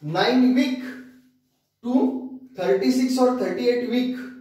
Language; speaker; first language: English; non-native, local second language; Marathi